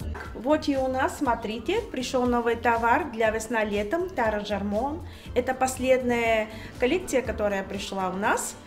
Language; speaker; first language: Russian; non-native, learner; Bulgarian